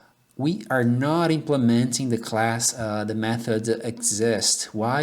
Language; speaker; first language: English; non-native, fluent; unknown